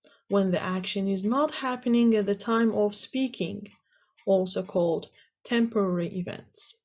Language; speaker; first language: English; non-native, fluent; Azerbaijani